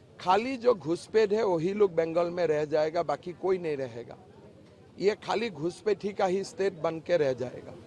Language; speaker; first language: Hindi; non-native, local second language; Assamese